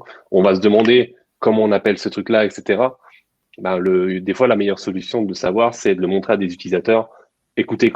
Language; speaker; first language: French; native; French